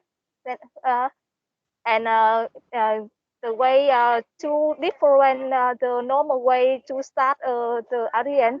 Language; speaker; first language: English; non-native, learner; Vietnamese